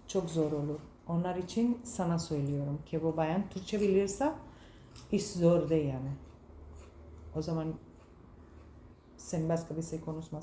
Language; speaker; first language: Turkish; non-native, learner; Gujarati